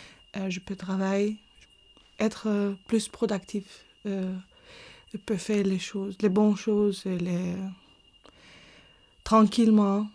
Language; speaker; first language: French; non-native, learner; Arabic